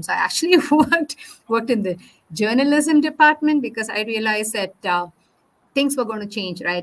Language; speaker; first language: English; non-native, local second language; Tamil